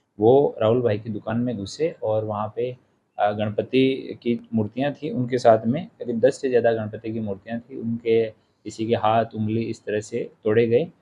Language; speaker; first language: Hindi; non-native, local second language; Gujarati